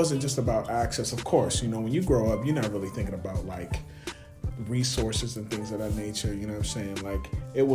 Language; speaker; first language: English; native; English